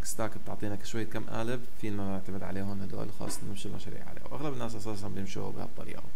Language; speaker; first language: Arabic; native; Arabic